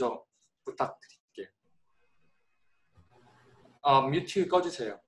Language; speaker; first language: Korean; native; Korean